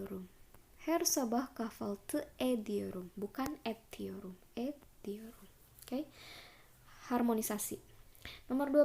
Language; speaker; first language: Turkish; non-native, fluent; Indonesian